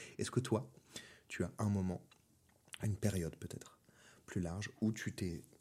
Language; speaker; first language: French; native; French